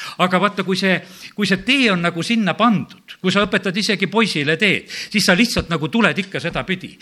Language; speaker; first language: Estonian; native; Estonian